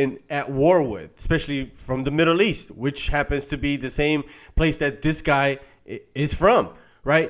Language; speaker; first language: English; native; English